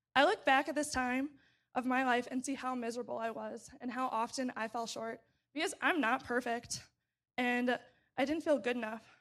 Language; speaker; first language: English; native; English